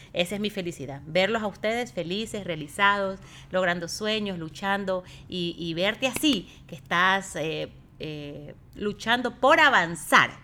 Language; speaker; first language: Spanish; native; Spanish